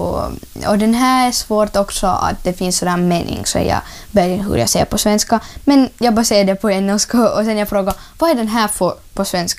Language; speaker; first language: Swedish; non-native, learner; Ukrainian